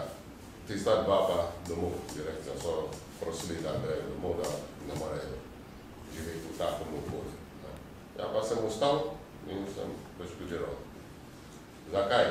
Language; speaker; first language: Slovenian; non-native, fluent; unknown